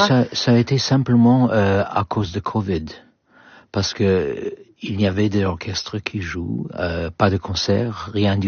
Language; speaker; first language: French; non-native, fluent; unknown